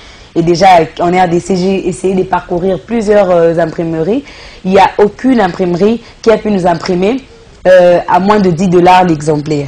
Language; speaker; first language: French; non-native, local second language; Lingala